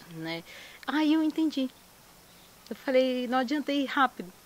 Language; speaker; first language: Portuguese; native; Portuguese